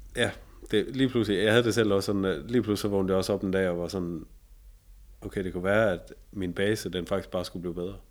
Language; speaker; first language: Danish; native; Danish